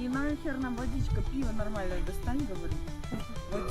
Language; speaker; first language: Russian; native; Russian